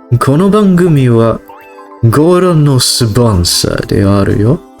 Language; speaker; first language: Japanese; non-native, learner; English